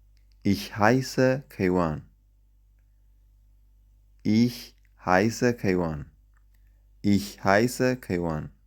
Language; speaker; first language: German; non-native, fluent; Central Kurdish